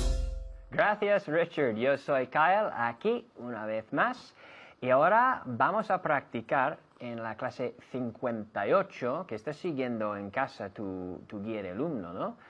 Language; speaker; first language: Spanish; non-native, fluent; English